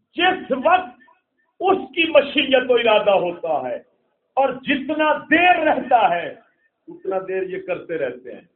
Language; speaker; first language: Urdu; non-native, local second language; Punjabi